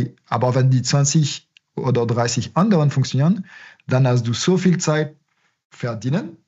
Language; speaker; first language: German; non-native, fluent; French